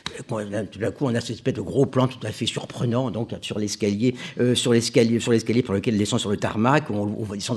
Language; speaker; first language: French; native; French